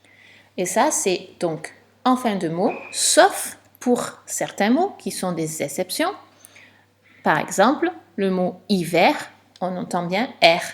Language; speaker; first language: French; native; French